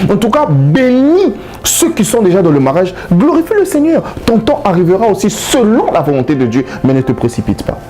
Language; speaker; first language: French; non-native, local second language; Lingala